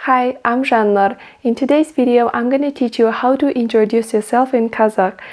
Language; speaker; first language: English; non-native, fluent; Kazakh